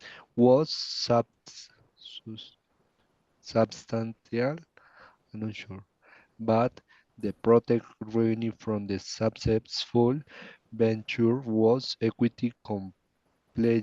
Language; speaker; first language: English; non-native, learner; Spanish